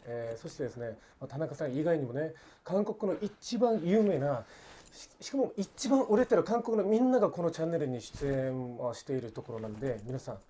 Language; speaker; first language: Japanese; non-native, fluent; Korean